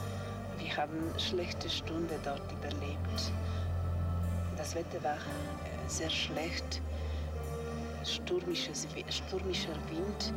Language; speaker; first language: German; non-native, fluent; Polish